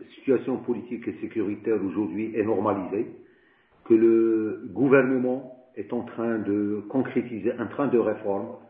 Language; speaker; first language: French; non-native, local second language; Arabic